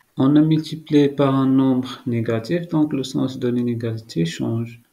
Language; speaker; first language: French; non-native, local second language; Arabic